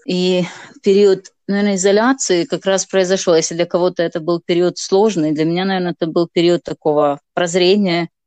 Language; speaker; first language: Russian; non-native, local second language; Gagauz